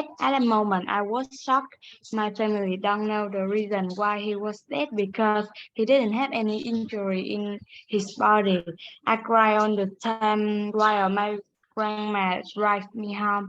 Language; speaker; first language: English; non-native, learner; Vietnamese